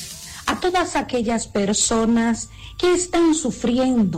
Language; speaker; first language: Spanish; native; Spanish